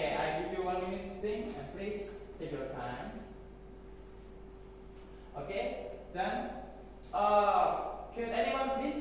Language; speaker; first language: English; non-native, fluent; Indonesian